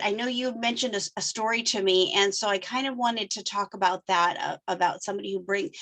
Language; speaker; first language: English; native; English